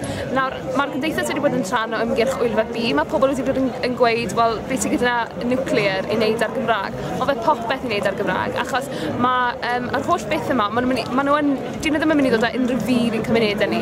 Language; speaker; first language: Welsh; native; Welsh